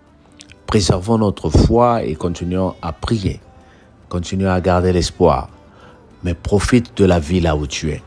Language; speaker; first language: French; non-native, local second language; Lingala